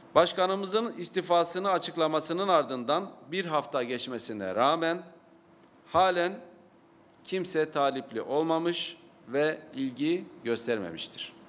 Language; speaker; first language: Turkish; native; Turkish